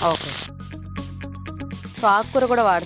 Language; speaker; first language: Telugu; native; Telugu